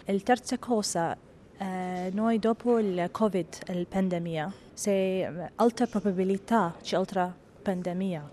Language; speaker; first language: Italian; non-native, learner; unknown